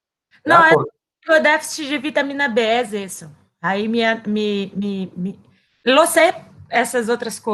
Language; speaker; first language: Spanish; non-native, learner; Portuguese